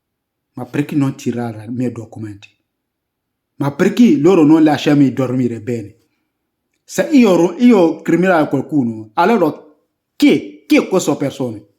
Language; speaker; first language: Italian; non-native, learner; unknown